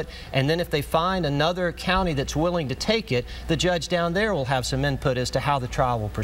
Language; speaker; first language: English; native; English